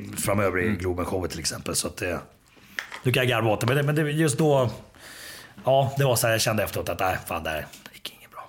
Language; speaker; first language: Swedish; early bilingual, other home language; Finnish